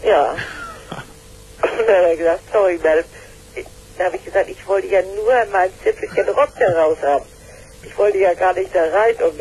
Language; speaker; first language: German; native; German